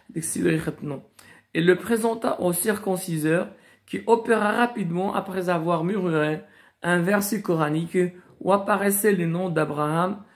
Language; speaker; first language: French; non-native, local second language; Arabic